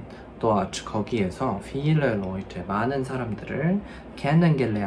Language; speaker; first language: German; non-native, fluent; Korean